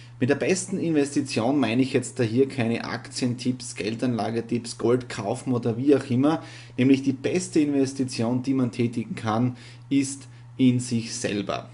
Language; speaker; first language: German; native; German